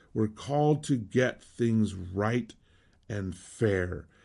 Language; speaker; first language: English; native; English